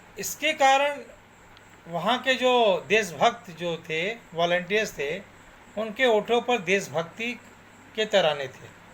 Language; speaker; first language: Hindi; native; Hindi